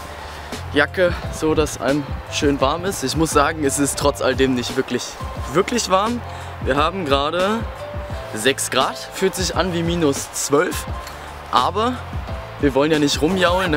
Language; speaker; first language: German; native; German